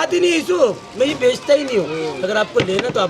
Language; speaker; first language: Hindi; early bilingual, other home language; Bangla